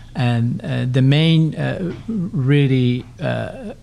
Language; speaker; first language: English; non-native, fluent; Persian